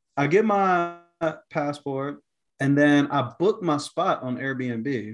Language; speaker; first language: English; native; English